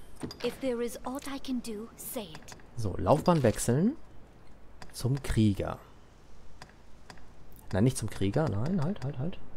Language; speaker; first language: German; native; German